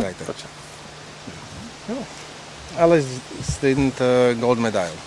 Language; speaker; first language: German; non-native, learner; Slovak